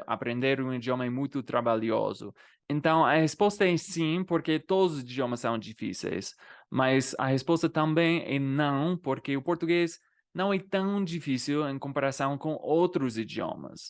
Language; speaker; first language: Portuguese; non-native, fluent; English